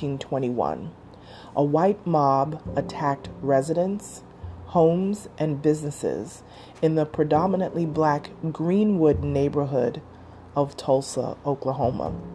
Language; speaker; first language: English; native; English